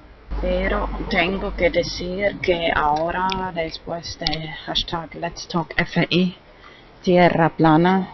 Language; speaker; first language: Spanish; non-native, fluent; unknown